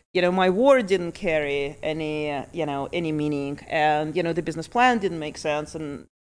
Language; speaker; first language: English; early bilingual, other home language; Russian